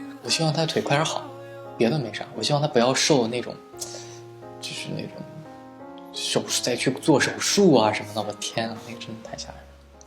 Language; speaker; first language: Chinese; native; Chinese